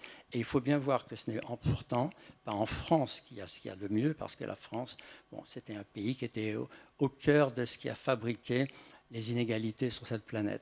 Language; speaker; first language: French; native; French